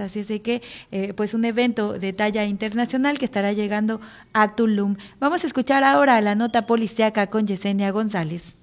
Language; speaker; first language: Spanish; native; Spanish